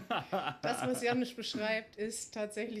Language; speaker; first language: German; native; German